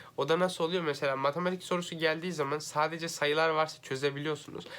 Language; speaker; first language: Turkish; native; Turkish